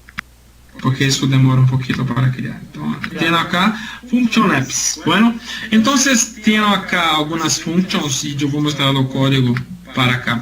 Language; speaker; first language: Spanish; non-native, learner; Portuguese